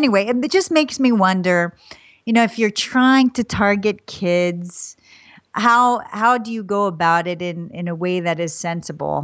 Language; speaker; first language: English; native; English